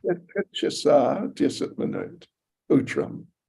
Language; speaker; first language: Russian; non-native, learner; English